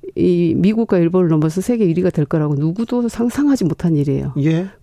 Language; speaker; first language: Korean; native; Korean